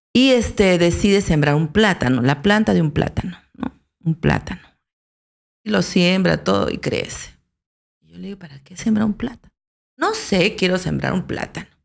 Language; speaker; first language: Spanish; native; Spanish